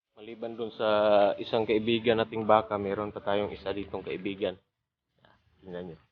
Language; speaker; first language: Filipino; non-native, local second language; Cebuano